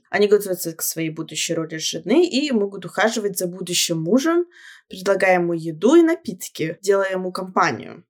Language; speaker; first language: Russian; native; Russian